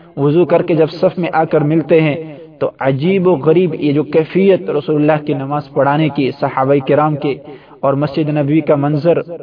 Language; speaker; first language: Urdu; non-native, local second language; Pashto